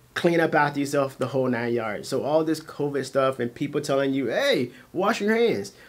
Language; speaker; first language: English; native; English